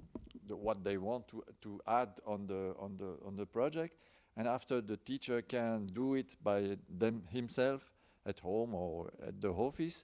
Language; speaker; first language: English; non-native, learner; French